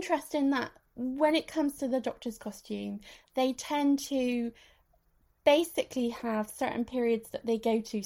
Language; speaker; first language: English; native; English